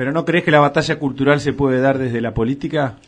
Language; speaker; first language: Spanish; native; Spanish